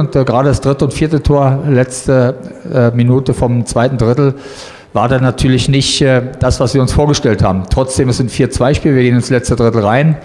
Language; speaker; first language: German; native; German